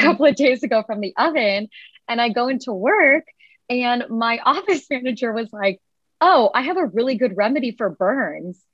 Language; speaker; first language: English; native; English